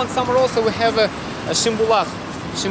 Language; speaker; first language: English; non-native, learner; Kazakh